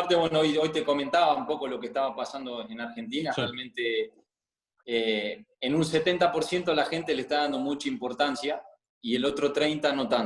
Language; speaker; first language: Spanish; native; Spanish